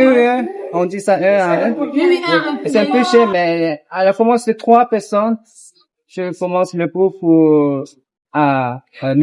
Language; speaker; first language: French; non-native, learner; Korean